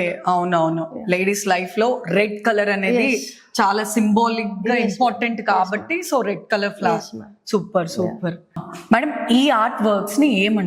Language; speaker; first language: Telugu; native; Telugu